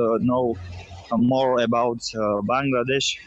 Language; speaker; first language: English; non-native, learner; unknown